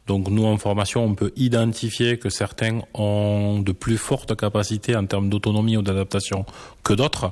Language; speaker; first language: French; native; French